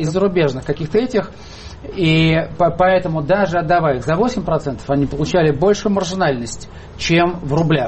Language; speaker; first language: Russian; native; Russian